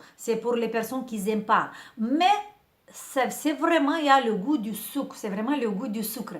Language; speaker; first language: French; non-native, fluent; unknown